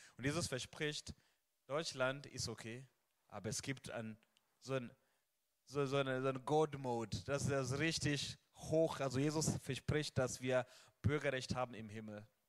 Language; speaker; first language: German; non-native, fluent; Swahili